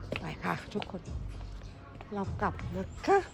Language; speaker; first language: Thai; native; Thai